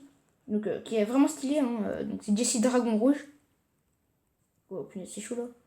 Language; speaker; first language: French; native; French